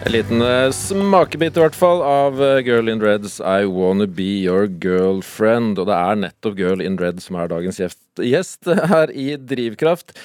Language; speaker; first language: Norwegian; native; Norwegian